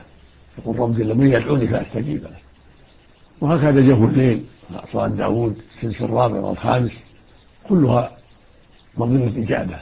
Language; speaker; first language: Arabic; native; Arabic